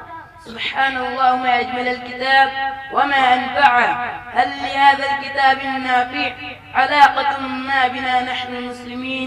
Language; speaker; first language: Arabic; non-native, learner; Urdu